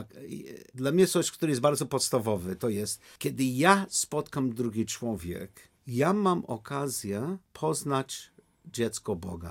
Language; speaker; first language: Polish; non-native, learner; English